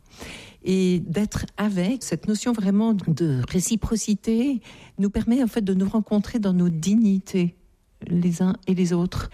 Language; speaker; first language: French; native; French